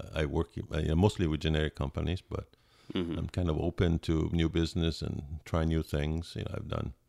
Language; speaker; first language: English; non-native, fluent; Italian